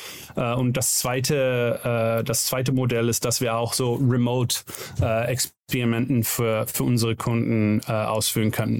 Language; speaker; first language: German; non-native, learner; Dutch